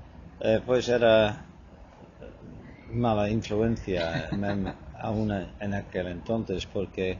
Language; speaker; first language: Spanish; non-native, fluent; English